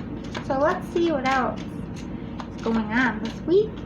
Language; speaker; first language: English; native; English